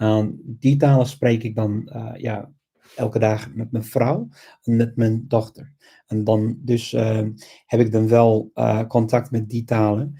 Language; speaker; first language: Dutch; non-native, fluent; English